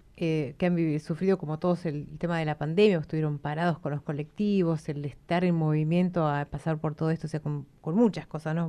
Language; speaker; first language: Spanish; native; Spanish